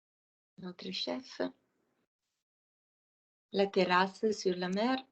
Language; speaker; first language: French; non-native, fluent; Italian